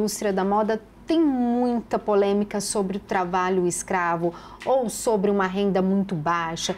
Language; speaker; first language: Portuguese; native; Portuguese